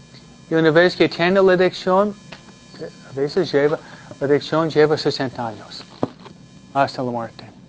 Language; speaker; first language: Spanish; non-native, fluent; English